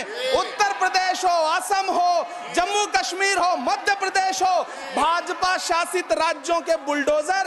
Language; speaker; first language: Hindi; native; Hindi